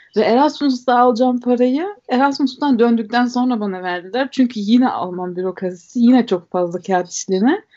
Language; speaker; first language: Turkish; early bilingual, heritage; Turkish